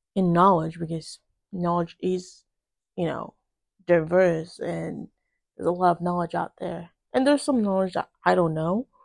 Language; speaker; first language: English; non-native, local second language; Yoruba